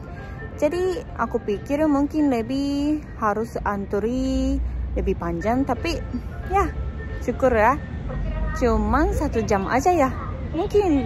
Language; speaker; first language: Indonesian; non-native, learner; Japanese